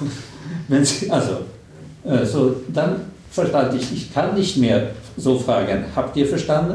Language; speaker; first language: German; non-native, fluent; Swedish